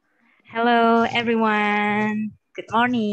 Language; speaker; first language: English; non-native, fluent; Indonesian